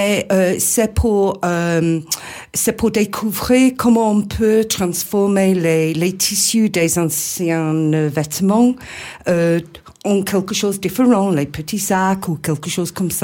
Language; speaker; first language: French; non-native, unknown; English